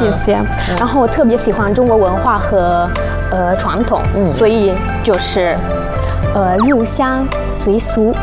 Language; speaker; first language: Chinese; non-native, fluent; Italian